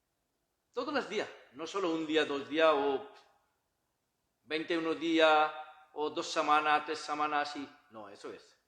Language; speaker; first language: Spanish; non-native, learner; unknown